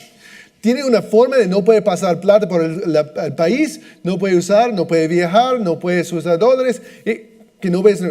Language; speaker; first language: Spanish; non-native, fluent; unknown